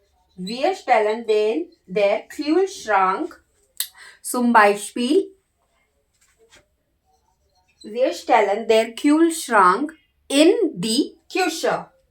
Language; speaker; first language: German; non-native, learner; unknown